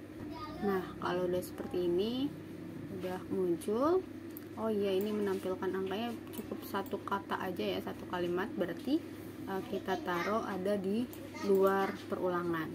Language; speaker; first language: Indonesian; native; Indonesian